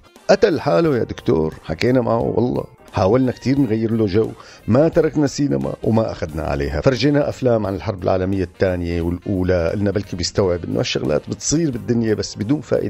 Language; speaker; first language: Arabic; native; Arabic